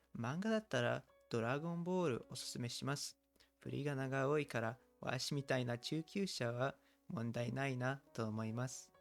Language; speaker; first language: Japanese; non-native, learner; English